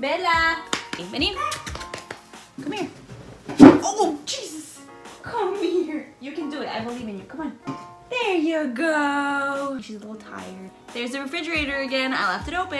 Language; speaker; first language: English; early bilingual, other home language; Spanish